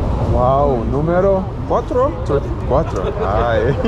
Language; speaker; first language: Spanish; non-native, learner; English